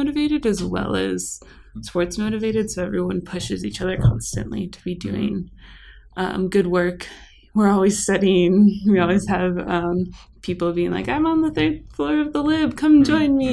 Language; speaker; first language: English; native; English